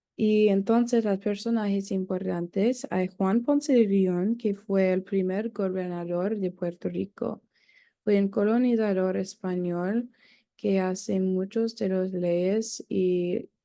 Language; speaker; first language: Spanish; non-native, learner; English